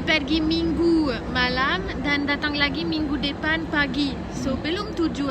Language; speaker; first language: Indonesian; non-native, learner; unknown